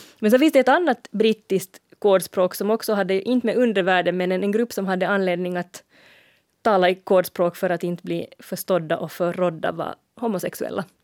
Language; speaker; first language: Swedish; native; Swedish